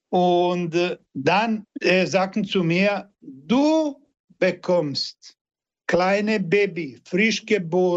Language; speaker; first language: German; non-native, learner; Serbian